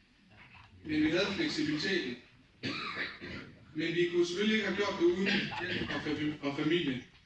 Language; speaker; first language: Danish; early bilingual, other home language; Vietnamese